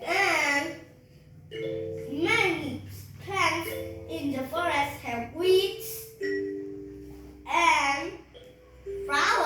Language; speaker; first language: English; non-native, learner; Vietnamese